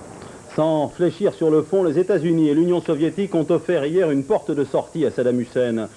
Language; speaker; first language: French; native; French